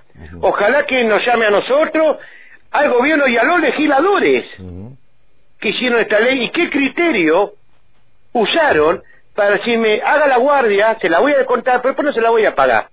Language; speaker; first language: Spanish; native; Spanish